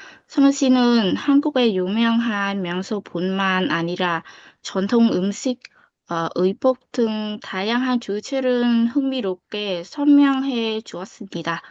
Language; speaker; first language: Korean; non-native, fluent; Vietnamese